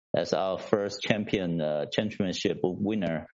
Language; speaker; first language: English; non-native, fluent; Chinese